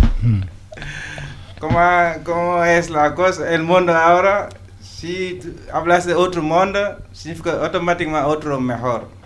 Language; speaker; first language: Spanish; non-native, local second language; Wolof